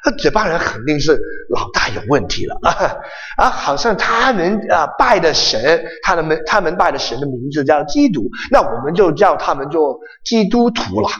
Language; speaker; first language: Chinese; non-native, local second language; Cantonese